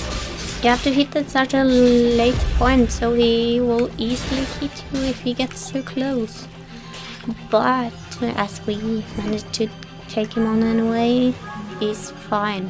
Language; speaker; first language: English; non-native, fluent; Norwegian